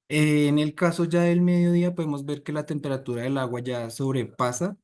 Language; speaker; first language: Spanish; native; Spanish